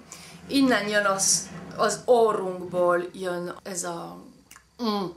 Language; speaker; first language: Hungarian; early bilingual, heritage; French